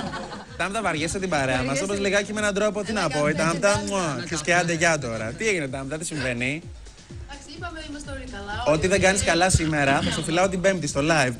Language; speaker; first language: Greek; native; Greek